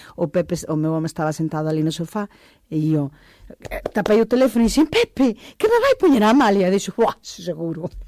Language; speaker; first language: Galician; early bilingual, other home language; Portuguese